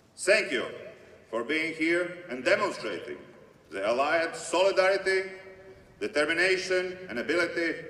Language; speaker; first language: English; non-native, fluent; Latvian